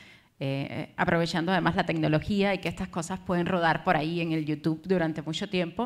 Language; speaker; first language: Spanish; native; Spanish